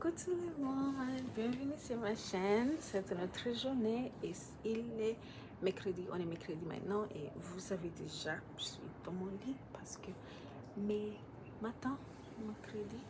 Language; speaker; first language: French; non-native, learner; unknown